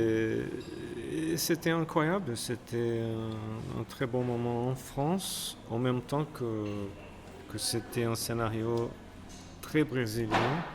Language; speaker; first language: French; non-native, fluent; Portuguese